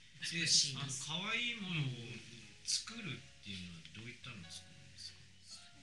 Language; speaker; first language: Japanese; native; Japanese